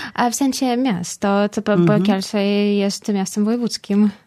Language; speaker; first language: Polish; non-native, fluent; Russian